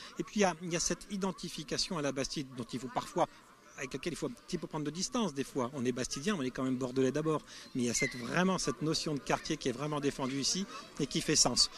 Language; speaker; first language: French; native; French